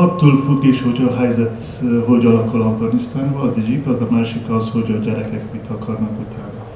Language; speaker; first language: Hungarian; non-native, learner; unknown